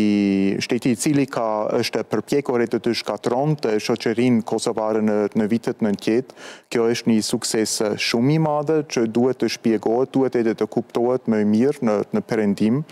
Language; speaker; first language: Albanian; non-native, fluent; German